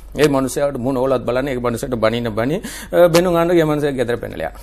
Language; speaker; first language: Sinhala; non-native, fluent; Tamil